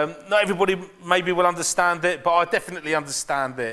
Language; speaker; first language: English; native; English